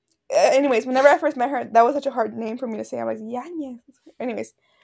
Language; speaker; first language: English; early bilingual, other home language; Spanish